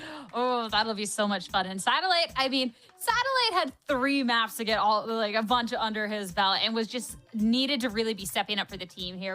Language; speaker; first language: English; native; English